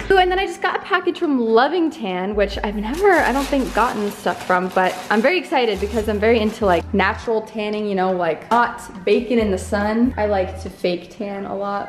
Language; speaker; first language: English; native; English